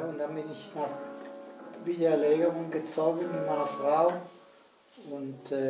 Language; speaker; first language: German; non-native, fluent; Spanish